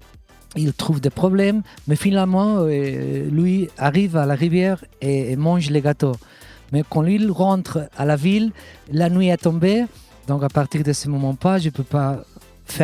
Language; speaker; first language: French; non-native, fluent; Catalan